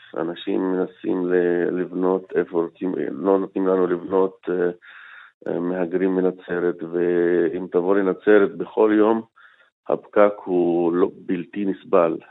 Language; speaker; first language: Hebrew; non-native, local second language; Arabic